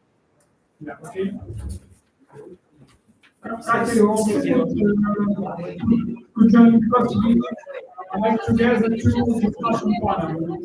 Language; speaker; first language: English; non-native, learner; Russian